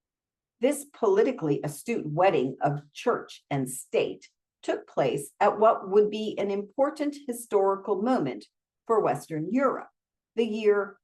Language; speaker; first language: English; native; English